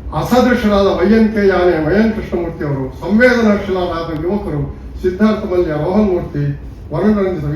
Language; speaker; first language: Kannada; non-native, local second language; Tulu